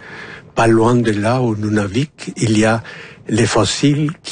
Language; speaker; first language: French; non-native, fluent; Spanish